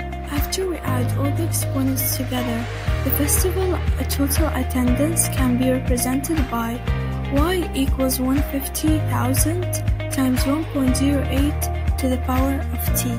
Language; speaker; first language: English; non-native, fluent; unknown